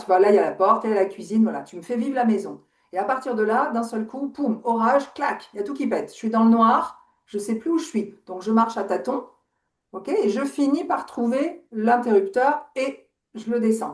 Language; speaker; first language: French; native; French